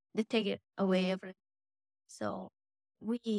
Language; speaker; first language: English; non-native, fluent; Persian